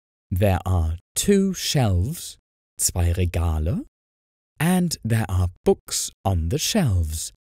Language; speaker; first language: English; non-native, fluent; German